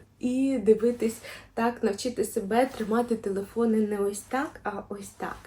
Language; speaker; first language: Ukrainian; non-native, local second language; Russian